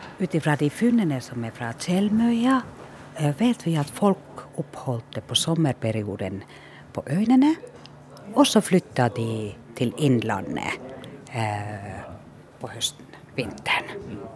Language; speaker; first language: Norwegian; non-native, fluent; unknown